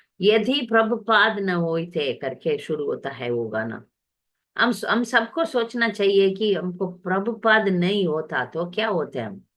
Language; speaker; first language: Hindi; non-native, local second language; Tamil